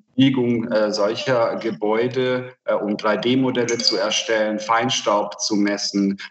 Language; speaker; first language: German; non-native, fluent; Hungarian